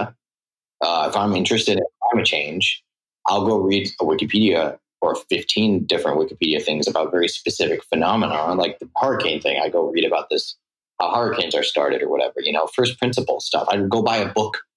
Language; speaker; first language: English; native; English